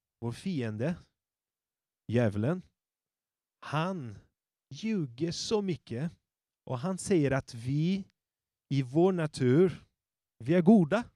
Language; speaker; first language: Swedish; non-native, fluent; Portuguese